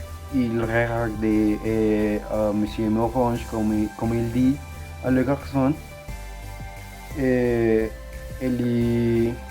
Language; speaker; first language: French; non-native, learner; Spanish